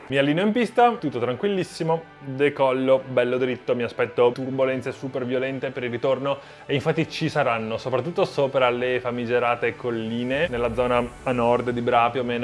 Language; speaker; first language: Italian; native; Italian